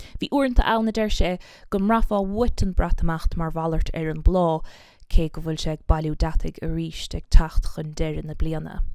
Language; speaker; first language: Irish; native; Irish